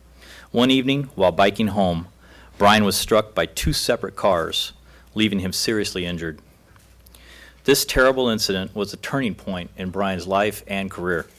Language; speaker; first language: English; native; English